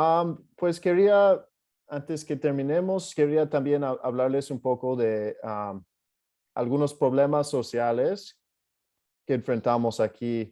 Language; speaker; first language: Spanish; non-native, fluent; English